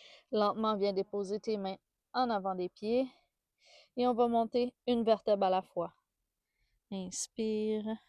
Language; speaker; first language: French; native; French